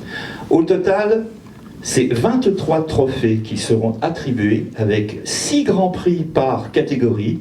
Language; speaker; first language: French; native; French